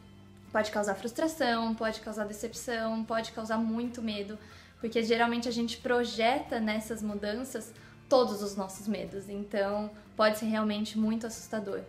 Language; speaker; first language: Portuguese; native; Portuguese